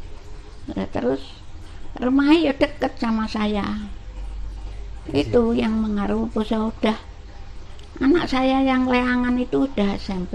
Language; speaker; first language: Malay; non-native, local second language; Javanese